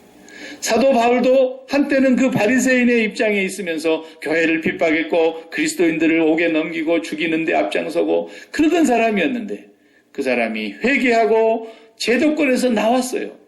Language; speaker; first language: Korean; native; Korean